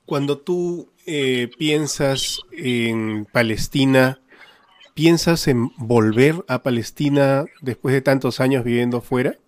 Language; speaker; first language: Spanish; native; Spanish